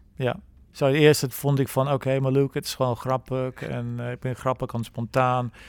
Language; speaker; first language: Dutch; non-native, fluent; English